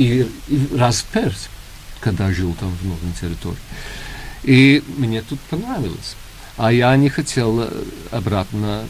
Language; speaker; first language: Russian; early bilingual, heritage; Russian